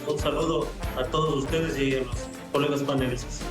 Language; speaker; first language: Spanish; native; Spanish